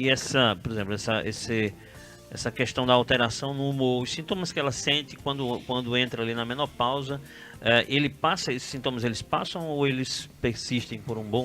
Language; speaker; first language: Portuguese; native; Portuguese